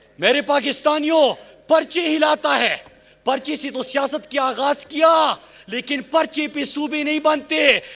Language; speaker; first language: Urdu; non-native, local second language; Pashto